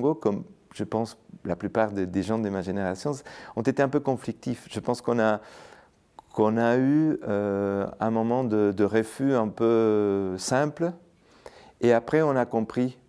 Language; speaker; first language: French; non-native, fluent; Spanish